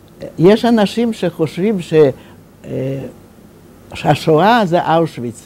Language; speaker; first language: Hebrew; non-native, fluent; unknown